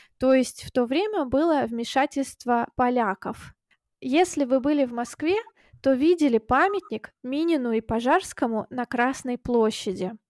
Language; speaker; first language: Russian; native; Russian